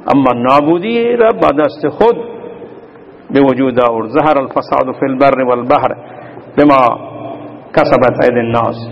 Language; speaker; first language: Persian; non-native, local second language; Baluchi